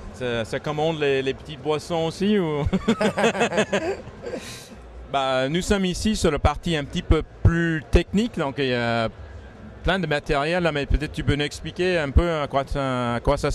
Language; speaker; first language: French; native; French